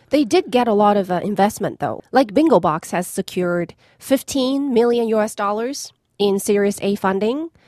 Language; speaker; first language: English; non-native, fluent; Chinese